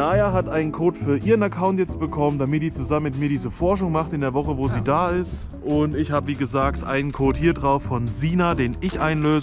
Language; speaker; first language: German; native; German